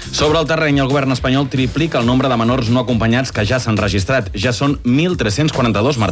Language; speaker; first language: Catalan; native; Catalan